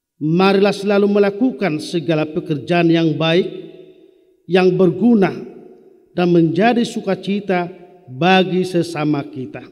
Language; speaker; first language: Indonesian; non-native, local second language; Batak Toba